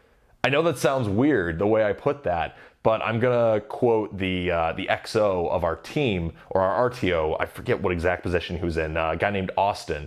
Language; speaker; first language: English; native; English